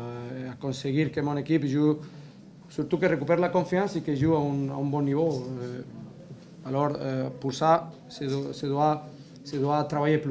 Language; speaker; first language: French; non-native, learner; Spanish